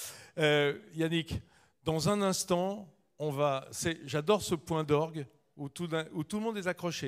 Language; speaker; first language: French; native; French